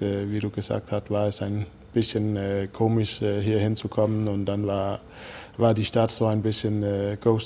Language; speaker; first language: German; non-native, fluent; Danish